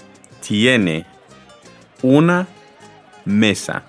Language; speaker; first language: Spanish; non-native, fluent; English